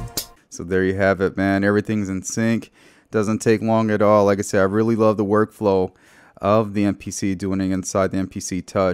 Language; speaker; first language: English; native; English